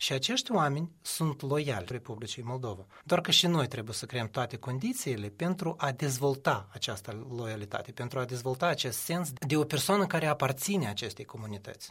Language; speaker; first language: Romanian; non-native, local second language; Russian